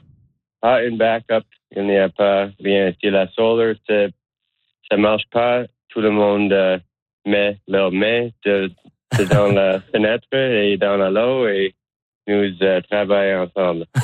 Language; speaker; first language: French; non-native, learner; English